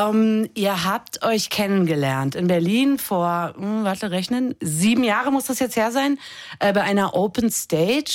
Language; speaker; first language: German; native; German